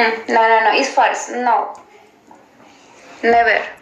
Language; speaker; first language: English; non-native, learner; Spanish